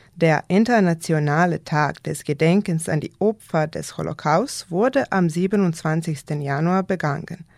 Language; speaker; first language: German; non-native, fluent; Serbian